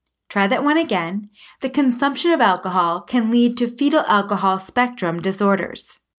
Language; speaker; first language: English; native; English